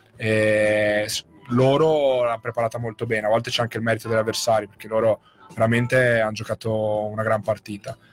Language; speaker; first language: Italian; native; Italian